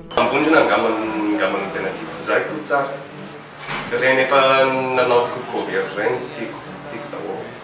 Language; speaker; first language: Malagasy; non-native, fluent; English